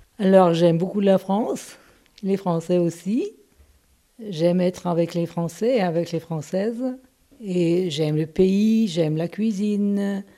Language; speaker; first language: French; non-native, fluent; German